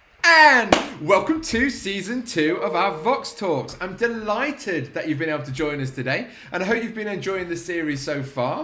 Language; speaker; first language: English; native; English